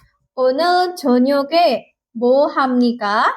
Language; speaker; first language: Korean; non-native, learner; Indonesian